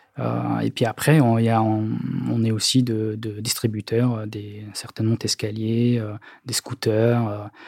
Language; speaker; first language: French; non-native, fluent; Mongolian